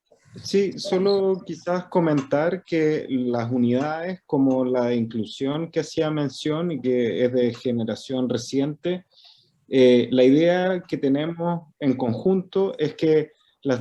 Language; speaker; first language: Spanish; native; Spanish